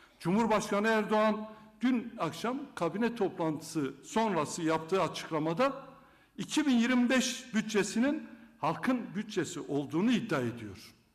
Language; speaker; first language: Turkish; non-native, local second language; Kurdish